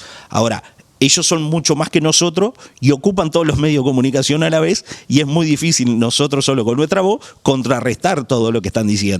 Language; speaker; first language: Spanish; native; Spanish